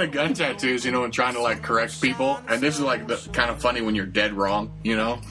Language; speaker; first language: English; native; English